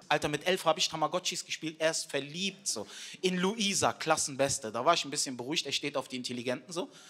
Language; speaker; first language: German; early bilingual, other home language; Turkish